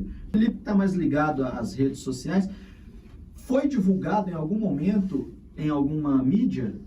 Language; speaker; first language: Portuguese; native; Portuguese